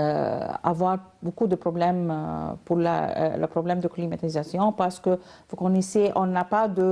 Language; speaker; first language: French; non-native, learner; Arabic